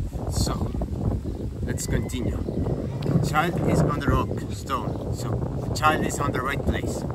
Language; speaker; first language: English; non-native, fluent; Estonian